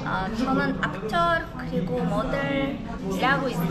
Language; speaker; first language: Korean; non-native, learner; Russian